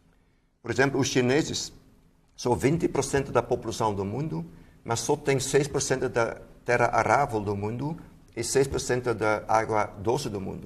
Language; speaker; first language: Portuguese; non-native, fluent; Dutch